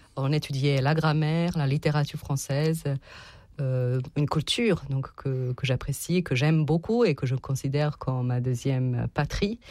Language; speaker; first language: French; non-native, fluent; Serbian